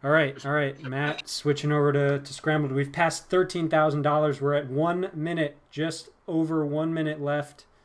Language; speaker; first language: English; native; English